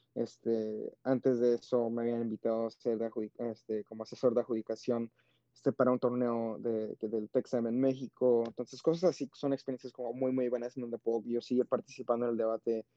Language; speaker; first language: Spanish; early bilingual, heritage; Spanish